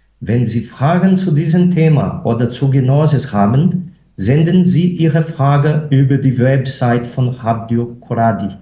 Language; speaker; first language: German; non-native, fluent; Portuguese